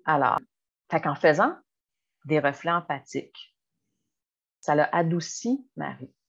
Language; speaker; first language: French; native; French